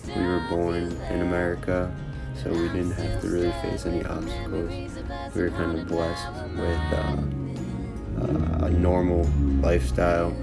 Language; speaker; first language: English; early bilingual, other home language; Italian